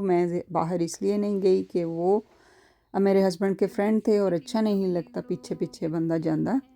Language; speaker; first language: Urdu; non-native, local second language; Punjabi